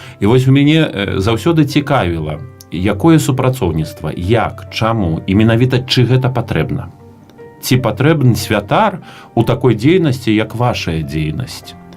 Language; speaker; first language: Belarusian; native; Belarusian